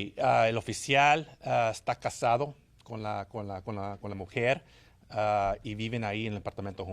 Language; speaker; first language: Spanish; early bilingual, heritage; English